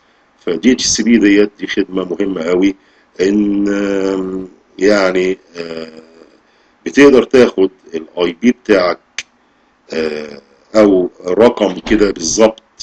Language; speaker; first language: Arabic; native; Arabic